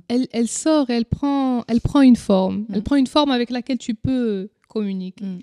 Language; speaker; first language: French; non-native, local second language; Arabic